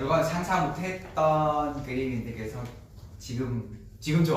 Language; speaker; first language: Korean; non-native, fluent; Vietnamese